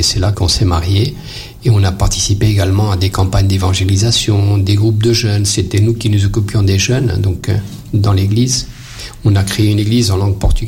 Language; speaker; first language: French; non-native, fluent; Portuguese